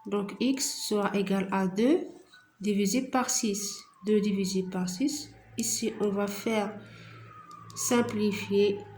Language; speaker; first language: French; non-native, local second language; Arabic